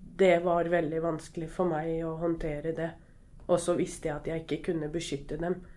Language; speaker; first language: Norwegian; early bilingual, other home language; Arabic